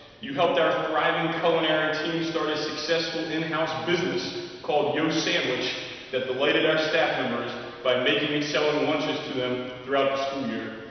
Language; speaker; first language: English; native; English